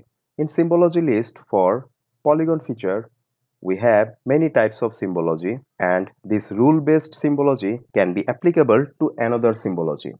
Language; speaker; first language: English; non-native, local second language; Bangla